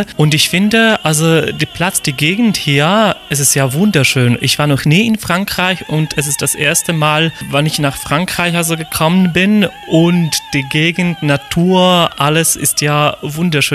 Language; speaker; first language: German; non-native, fluent; Polish